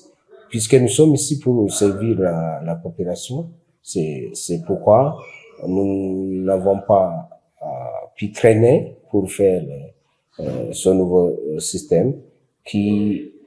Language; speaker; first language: French; non-native, local second language; Rundi